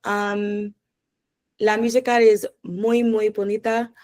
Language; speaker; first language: Spanish; non-native, learner; English